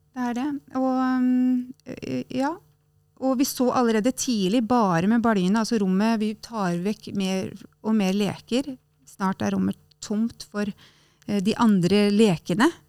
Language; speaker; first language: Norwegian; native; Norwegian